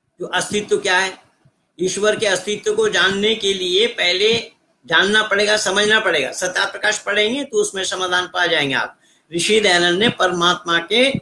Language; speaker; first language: Hindi; native; Hindi